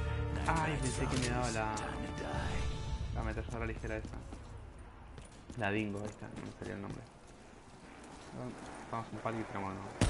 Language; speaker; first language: Spanish; native; Spanish